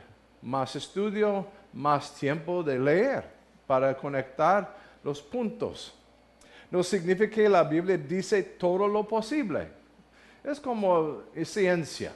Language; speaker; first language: Spanish; non-native, learner; English